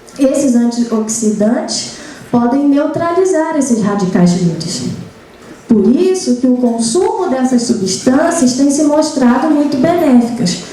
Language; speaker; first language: Portuguese; native; Portuguese